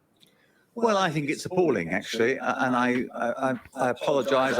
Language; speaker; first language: English; native; English